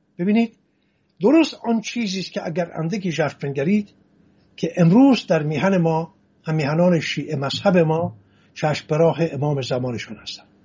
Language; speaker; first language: Persian; non-native, local second language; Assyrian Neo-Aramaic